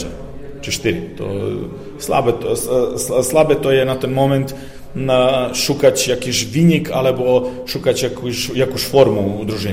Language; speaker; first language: Polish; non-native, learner; Serbian